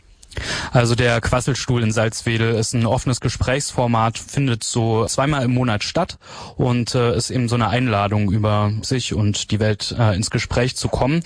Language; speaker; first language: German; native; German